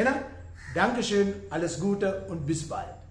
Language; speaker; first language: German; non-native, fluent; Sinhala